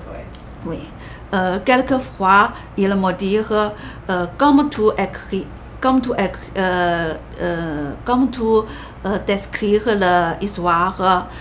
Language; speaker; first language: French; non-native, learner; Chinese